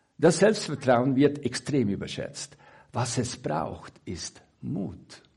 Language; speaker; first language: German; native; German